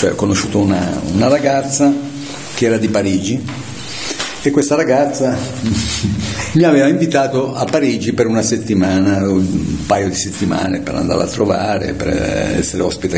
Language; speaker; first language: Italian; native; Italian